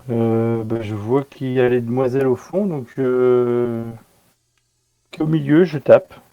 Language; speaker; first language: French; native; French